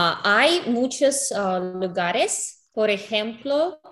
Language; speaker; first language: Spanish; non-native, learner; English